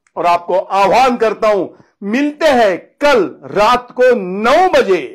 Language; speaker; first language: Hindi; non-native, local second language; Marathi